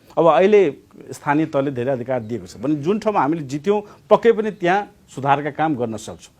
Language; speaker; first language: Nepali; non-native, local second language; Maithili